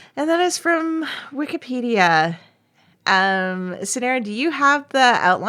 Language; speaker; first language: English; native; English